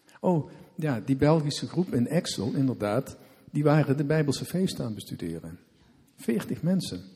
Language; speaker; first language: Dutch; native; Dutch